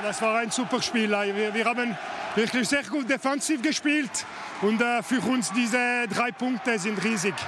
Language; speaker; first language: German; non-native, local second language; French